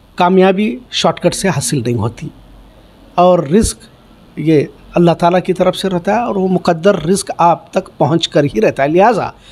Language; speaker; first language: Hindi; non-native, local second language; Urdu